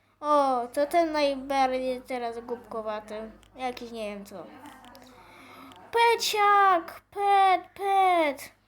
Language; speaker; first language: Polish; native; Polish